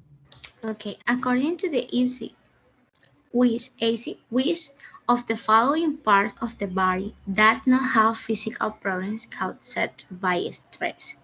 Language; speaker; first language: English; non-native, learner; Spanish